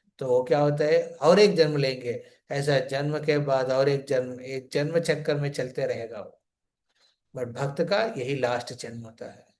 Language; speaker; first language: Hindi; non-native, local second language; Telugu